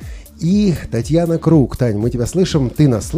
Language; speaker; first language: Russian; native; Russian